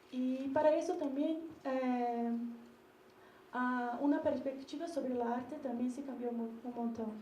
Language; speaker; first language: Spanish; non-native, learner; Portuguese